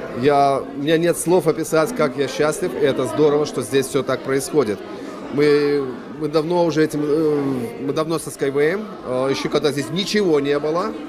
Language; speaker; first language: Russian; native; Russian